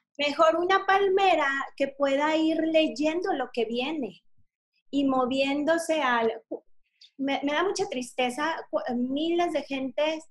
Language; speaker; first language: Spanish; native; Spanish